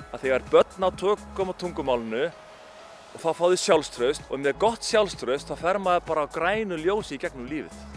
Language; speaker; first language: Icelandic; native; Icelandic